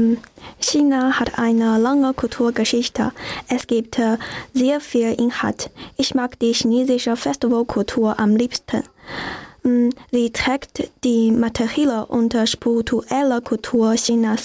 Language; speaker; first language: German; non-native, learner; Chinese